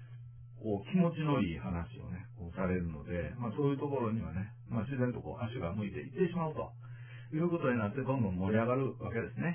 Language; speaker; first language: Japanese; native; Japanese